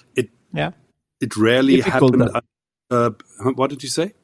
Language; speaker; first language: English; non-native, fluent; German